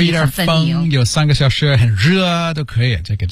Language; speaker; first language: Chinese; non-native, learner; English